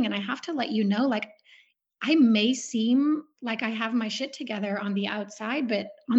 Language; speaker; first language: English; native; English